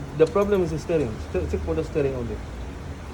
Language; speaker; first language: English; non-native, learner; Filipino